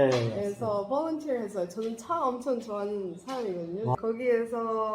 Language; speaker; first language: Korean; non-native, fluent; Arabic